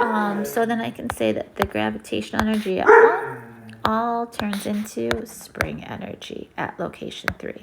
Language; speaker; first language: English; native; English